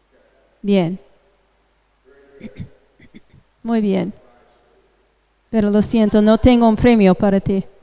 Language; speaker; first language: Spanish; non-native, fluent; English